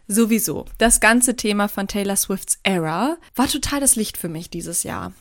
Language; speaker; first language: German; early bilingual, other home language; Turkish